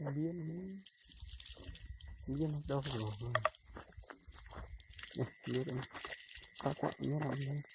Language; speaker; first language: Vietnamese; non-native, local second language; Hmong